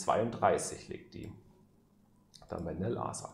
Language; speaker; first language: German; native; German